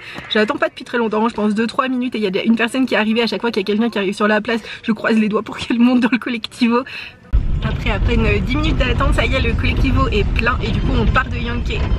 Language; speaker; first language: French; native; French